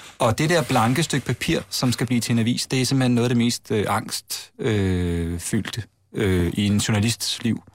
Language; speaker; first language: Danish; native; Danish